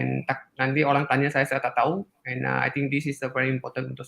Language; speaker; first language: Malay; non-native, local second language; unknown